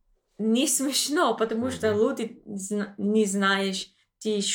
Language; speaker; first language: Russian; non-native, learner; English